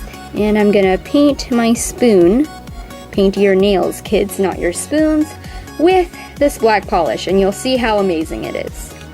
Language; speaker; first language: English; native; English